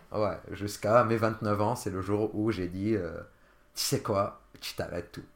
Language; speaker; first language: French; non-native, local second language; Arabic